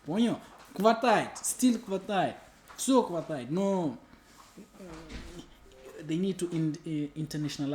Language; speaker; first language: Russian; non-native, learner; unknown